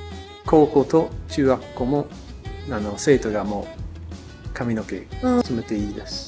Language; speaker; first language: Japanese; non-native, learner; English